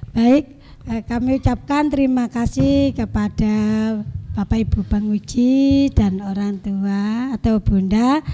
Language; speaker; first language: Indonesian; native; Indonesian